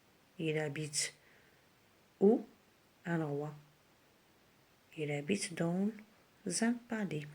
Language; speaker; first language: French; non-native, local second language; Arabic